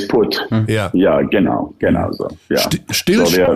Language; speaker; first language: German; non-native, fluent; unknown